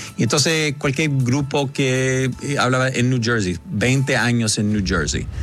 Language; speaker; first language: Spanish; early bilingual, heritage; Spanish